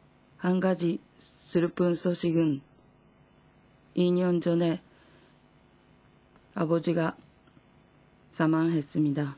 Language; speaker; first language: Korean; non-native, fluent; Japanese